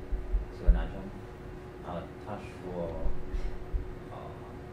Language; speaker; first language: Chinese; non-native, learner; English